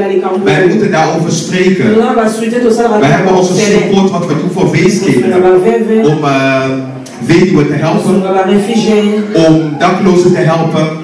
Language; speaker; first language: Dutch; non-native, fluent; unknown